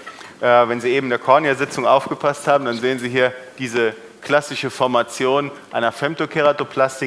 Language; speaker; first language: German; native; German